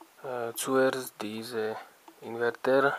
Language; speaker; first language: German; non-native, learner; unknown